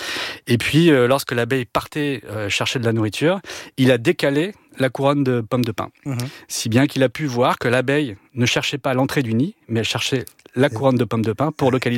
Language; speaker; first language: French; native; French